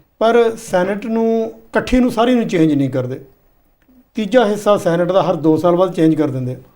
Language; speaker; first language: Punjabi; native; Punjabi